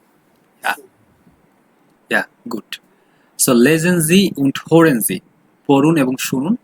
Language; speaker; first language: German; non-native, fluent; Bangla